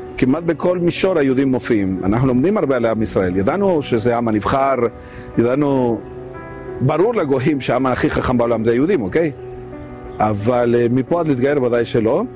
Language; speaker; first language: Hebrew; non-native, learner; Spanish